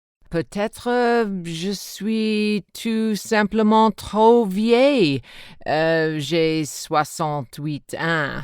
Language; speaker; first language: French; non-native, learner; English